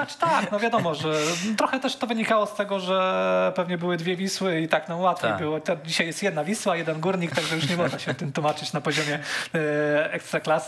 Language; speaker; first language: Polish; native; Polish